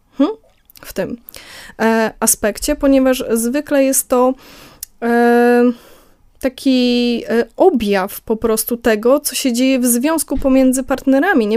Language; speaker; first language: Polish; native; Polish